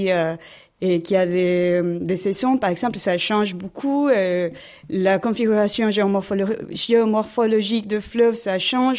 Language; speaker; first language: French; non-native, fluent; Spanish